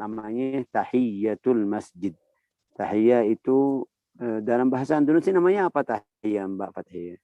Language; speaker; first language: Indonesian; non-native, fluent; Arabic